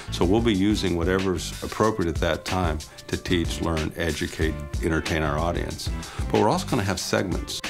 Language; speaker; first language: English; native; English